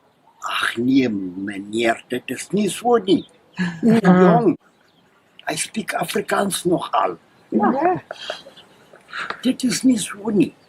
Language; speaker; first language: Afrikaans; non-native, local second language; Zulu